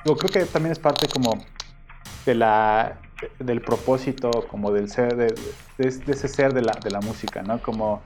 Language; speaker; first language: Spanish; native; Spanish